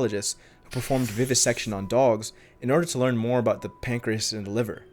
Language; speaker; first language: English; native; English